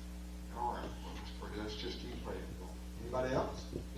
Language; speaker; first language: English; native; English